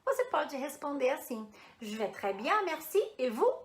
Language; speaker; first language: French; non-native, fluent; Portuguese